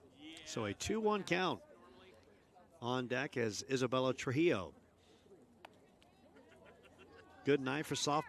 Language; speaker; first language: English; native; English